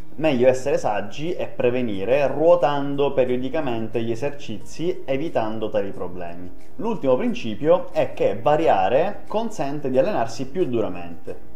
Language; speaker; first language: Italian; native; Italian